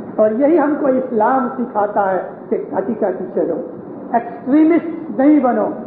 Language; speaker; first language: Urdu; non-native, local second language; Punjabi